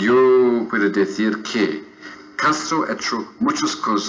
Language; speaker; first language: Spanish; non-native, fluent; English